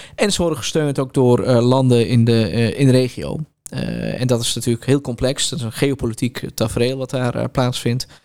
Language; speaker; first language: Dutch; native; Dutch